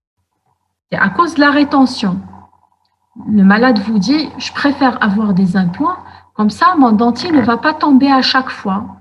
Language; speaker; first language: French; non-native, local second language; Arabic